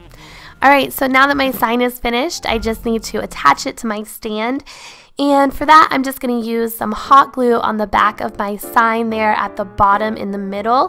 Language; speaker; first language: English; native; English